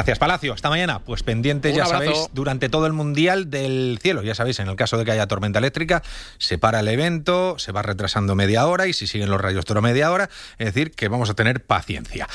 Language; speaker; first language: Spanish; native; Spanish